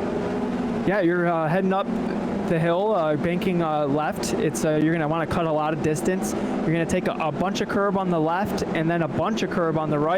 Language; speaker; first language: English; native; English